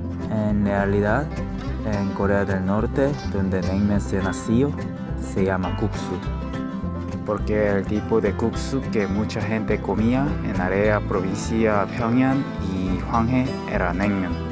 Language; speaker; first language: Spanish; non-native, learner; Korean